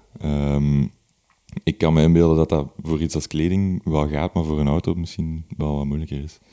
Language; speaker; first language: Dutch; native; Dutch